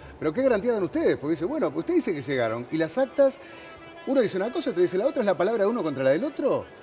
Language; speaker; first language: Spanish; native; Spanish